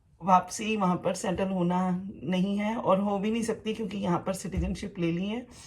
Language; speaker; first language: Hindi; native; Hindi